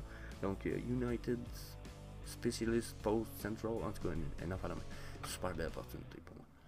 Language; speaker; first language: French; native; French